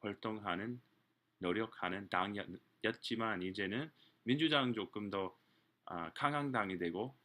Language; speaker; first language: Korean; non-native, fluent; English